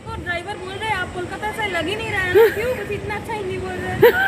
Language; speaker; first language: Hindi; non-native, local second language; Bangla